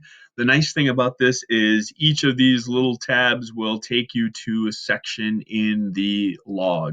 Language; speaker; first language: English; native; English